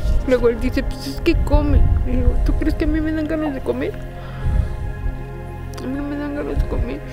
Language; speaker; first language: Spanish; native; Spanish